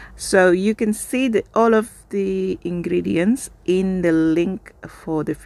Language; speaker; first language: English; non-native, fluent; Indonesian